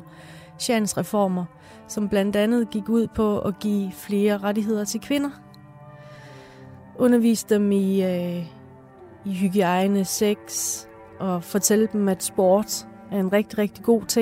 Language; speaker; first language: Danish; early bilingual, other home language; Persian